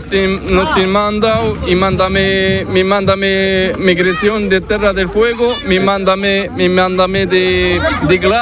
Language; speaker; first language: Spanish; non-native, learner; Arabic